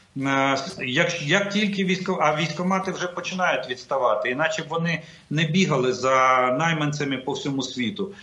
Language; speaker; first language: Ukrainian; non-native, local second language; Russian